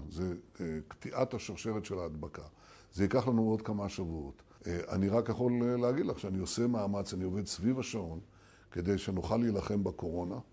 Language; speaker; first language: Hebrew; native; Hebrew